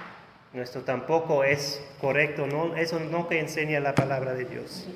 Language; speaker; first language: Spanish; non-native, fluent; German